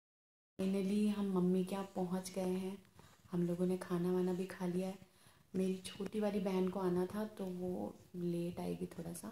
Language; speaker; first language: Hindi; native; Hindi